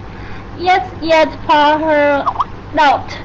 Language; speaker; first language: English; non-native, learner; Vietnamese